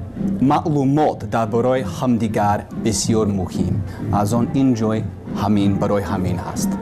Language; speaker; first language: Persian; non-native, learner; English